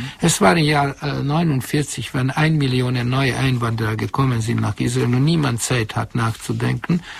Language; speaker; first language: German; non-native, fluent; Hungarian